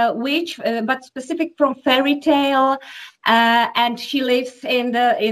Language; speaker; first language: English; non-native, learner; Czech